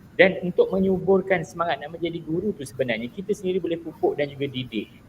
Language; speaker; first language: Malay; native; Malay